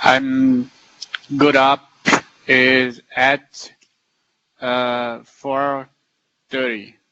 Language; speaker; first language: English; non-native, learner; Portuguese